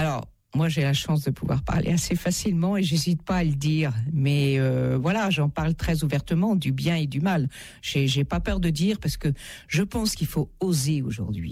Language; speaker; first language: French; native; French